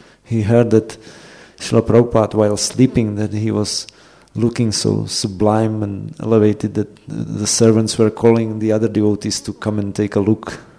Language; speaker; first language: English; non-native, fluent; Czech